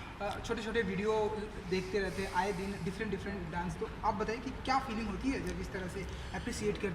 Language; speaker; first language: Hindi; native; Hindi